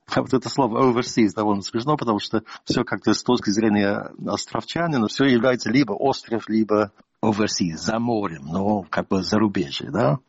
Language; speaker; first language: Russian; non-native, fluent; English